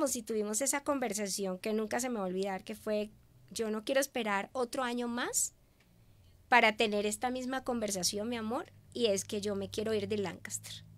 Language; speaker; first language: Spanish; native; Spanish